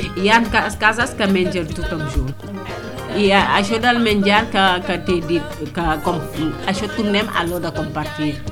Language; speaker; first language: Catalan; non-native, fluent; Wolof